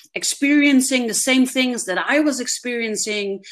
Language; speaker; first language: English; non-native, fluent; Dutch